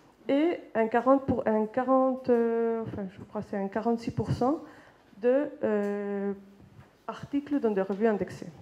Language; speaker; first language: French; non-native, fluent; Spanish